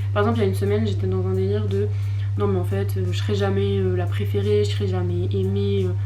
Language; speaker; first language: French; native; French